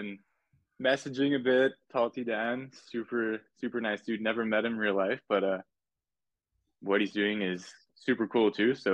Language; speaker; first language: English; native; English